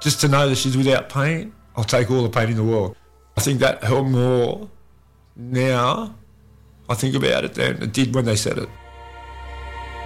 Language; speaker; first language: English; native; English